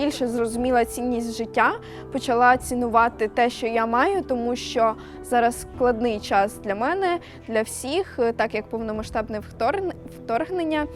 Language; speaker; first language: Ukrainian; native; Ukrainian